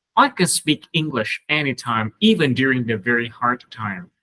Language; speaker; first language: English; non-native, fluent; Vietnamese